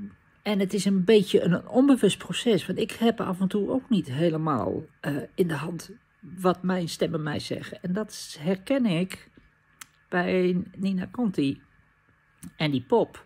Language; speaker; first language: Dutch; native; Dutch